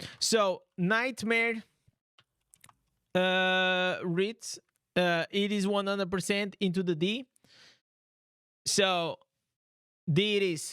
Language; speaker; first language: English; non-native, fluent; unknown